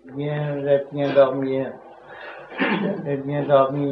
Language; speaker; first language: French; non-native, learner; Vietnamese